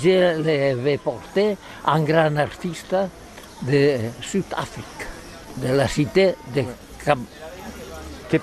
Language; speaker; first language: French; non-native, learner; Catalan